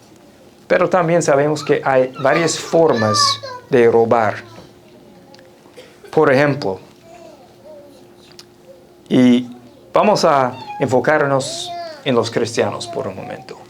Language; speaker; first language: Spanish; non-native, fluent; English